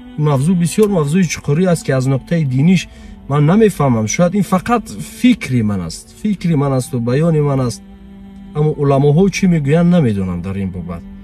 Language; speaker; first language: Persian; native; Persian